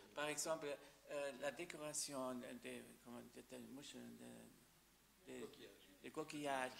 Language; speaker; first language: French; non-native, fluent; German